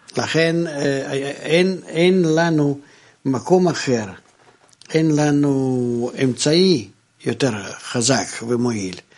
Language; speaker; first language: Hebrew; non-native, fluent; Russian